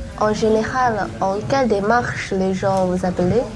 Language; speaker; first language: French; non-native, learner; Chinese